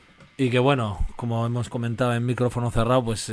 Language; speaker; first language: Spanish; native; Spanish